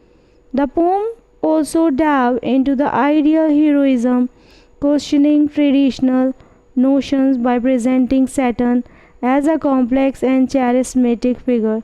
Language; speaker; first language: English; non-native, fluent; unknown